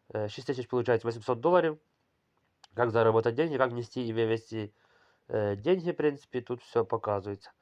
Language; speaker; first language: Russian; non-native, local second language; Ukrainian